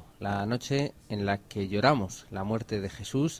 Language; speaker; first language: Spanish; native; Spanish